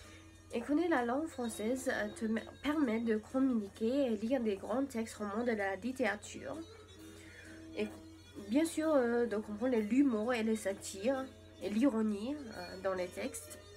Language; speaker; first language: French; non-native, learner; English